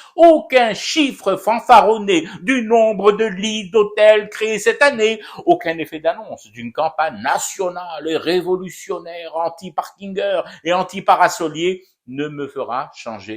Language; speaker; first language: French; non-native, local second language; Arabic